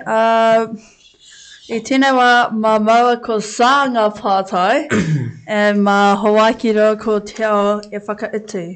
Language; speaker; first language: Māori; non-native, local second language; English